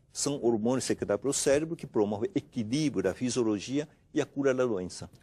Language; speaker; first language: Portuguese; non-native, fluent; Chinese